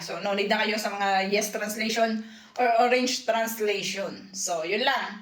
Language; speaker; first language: Filipino; native; Filipino